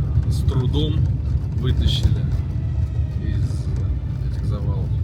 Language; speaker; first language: Russian; native; Russian